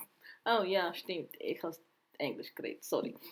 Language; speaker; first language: German; early bilingual, heritage; English